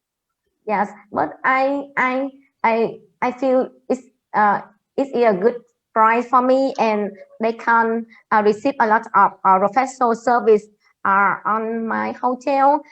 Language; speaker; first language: English; non-native, learner; Vietnamese